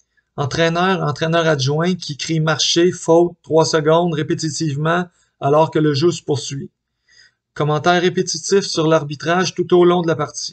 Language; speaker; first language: French; native; French